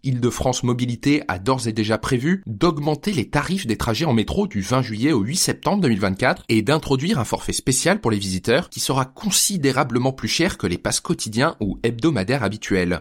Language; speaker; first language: French; native; French